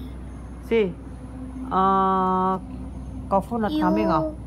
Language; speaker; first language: English; non-native, learner; Javanese